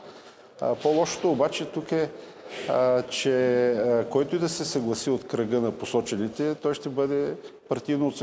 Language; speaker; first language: Bulgarian; native; Bulgarian